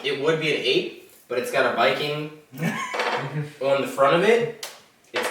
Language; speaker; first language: English; native; English